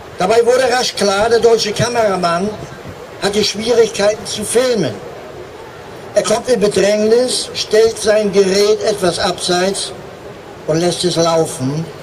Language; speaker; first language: German; native; German